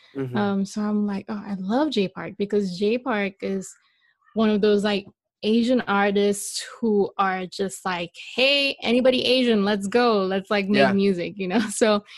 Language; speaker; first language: English; non-native, local second language; Malay